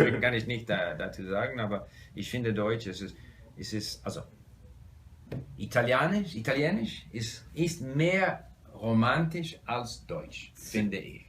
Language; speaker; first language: German; non-native, fluent; English